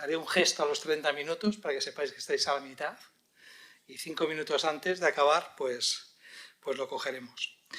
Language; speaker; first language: Spanish; native; Spanish